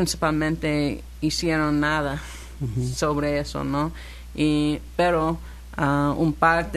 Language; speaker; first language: Spanish; non-native, learner; English